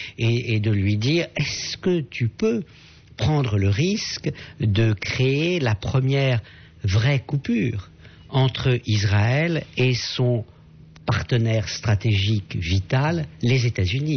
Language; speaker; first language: French; native; French